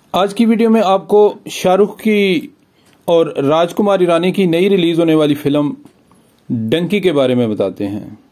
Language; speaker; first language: Urdu; non-native, local second language; Pahari-Potwari